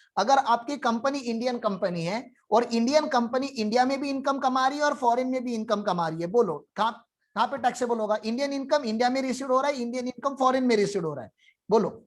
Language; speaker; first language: Hindi; non-native, local second language; Marathi